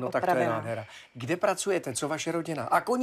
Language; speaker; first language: Czech; native; Czech